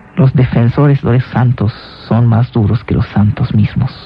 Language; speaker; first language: Spanish; non-native, fluent; Arabic